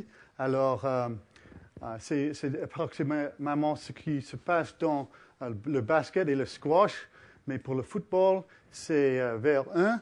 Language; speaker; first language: French; early bilingual, heritage; English